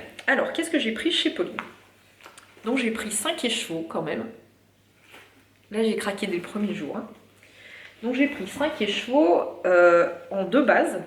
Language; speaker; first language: French; native; French